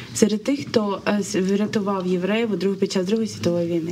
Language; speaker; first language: Ukrainian; native; Ukrainian